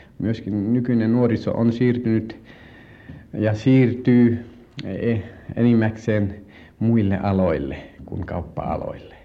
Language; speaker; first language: Finnish; non-native, fluent; Tatar